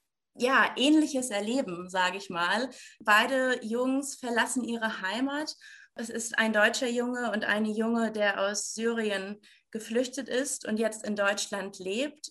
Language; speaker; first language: German; native; German